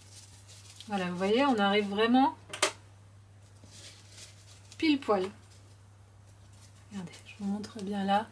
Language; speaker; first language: French; native; French